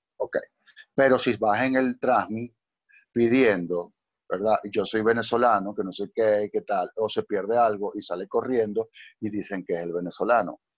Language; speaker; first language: Spanish; native; Spanish